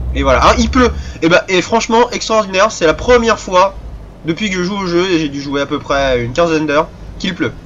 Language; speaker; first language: French; native; French